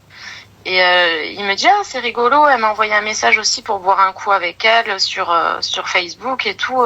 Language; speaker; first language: French; native; French